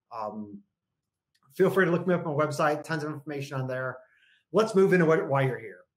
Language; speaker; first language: English; native; English